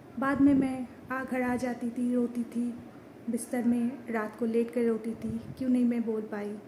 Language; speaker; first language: Hindi; non-native, local second language; Bangla